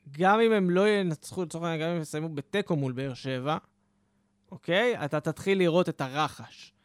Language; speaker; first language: Hebrew; native; Hebrew